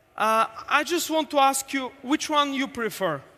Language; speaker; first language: English; non-native, fluent; Bulgarian